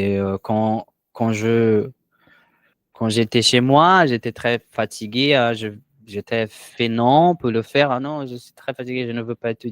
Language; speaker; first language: French; non-native, learner; Portuguese